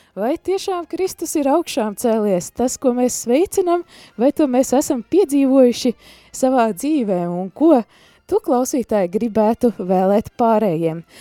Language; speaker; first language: Latvian; native; Latvian